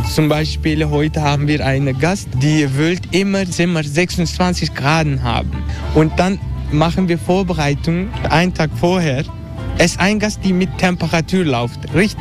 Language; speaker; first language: German; non-native, learner; Turkish